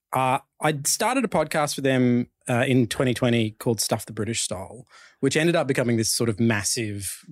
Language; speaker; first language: English; early bilingual, other home language; Chinese